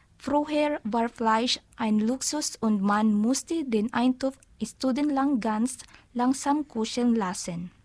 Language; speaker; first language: German; non-native, learner; Filipino